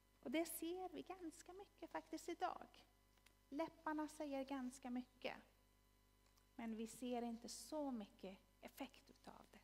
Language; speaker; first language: Swedish; non-native, fluent; Persian